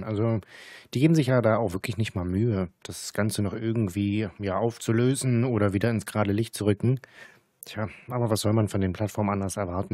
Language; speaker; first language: German; native; German